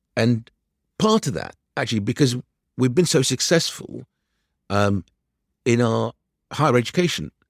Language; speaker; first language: English; early bilingual, other home language; Arabic